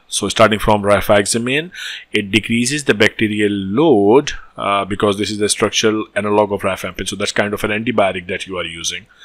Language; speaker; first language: English; non-native, local second language; Hindi